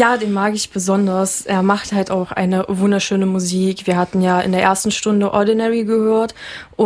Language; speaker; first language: German; native; German